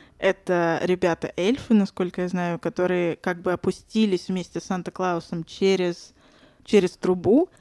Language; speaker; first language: Russian; native; Russian